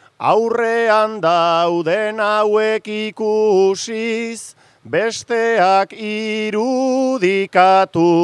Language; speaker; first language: Basque; native; Basque